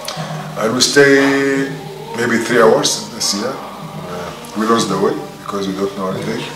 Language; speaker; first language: English; non-native, learner; Arabic